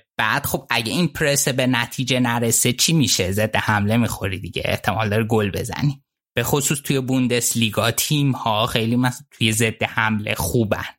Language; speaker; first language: Persian; native; Persian